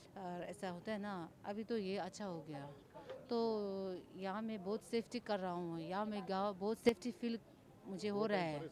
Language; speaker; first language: Hindi; non-native, local second language; Tibetan